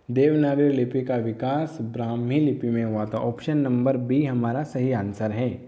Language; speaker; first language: Hindi; native; Hindi